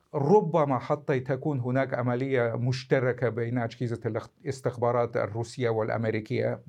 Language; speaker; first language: Arabic; non-native, fluent; Russian